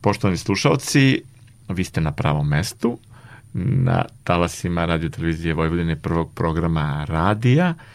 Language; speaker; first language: Serbian; native; Serbian